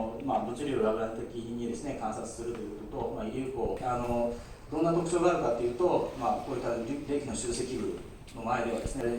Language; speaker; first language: Japanese; native; Japanese